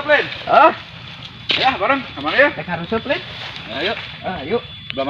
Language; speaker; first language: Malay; non-native, local second language; Sundanese